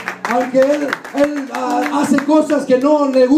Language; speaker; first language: Spanish; early bilingual, heritage; Spanish